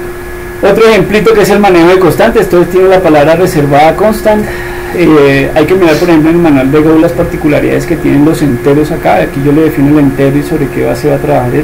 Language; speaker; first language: Spanish; native; Spanish